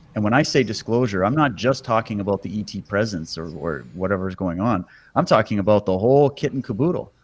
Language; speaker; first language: English; native; English